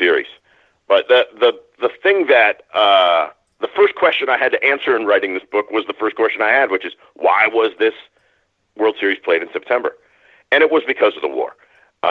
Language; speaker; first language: English; native; English